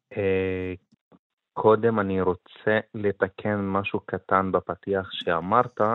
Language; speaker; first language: Hebrew; non-native, local second language; Arabic